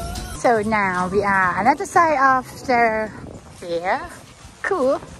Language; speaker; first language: English; non-native, learner; Thai